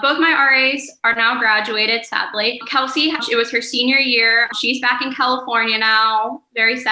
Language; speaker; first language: English; native; English